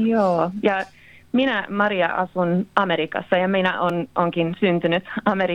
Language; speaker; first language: Finnish; early bilingual, heritage; Finnish